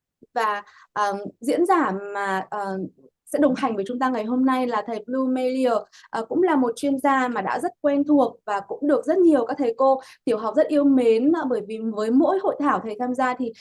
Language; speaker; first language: Vietnamese; native; Vietnamese